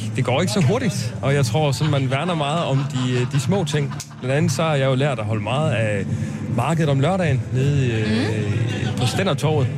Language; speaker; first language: Danish; native; Danish